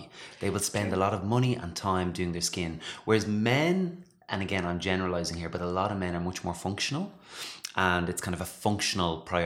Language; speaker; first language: English; native; English